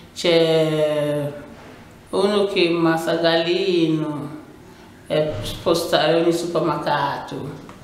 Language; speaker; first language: Italian; non-native, learner; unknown